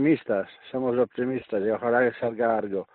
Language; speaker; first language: Spanish; non-native, learner; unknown